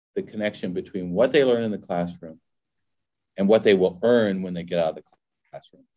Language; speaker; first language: English; native; English